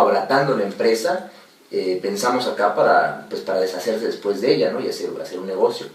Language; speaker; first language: Spanish; native; Spanish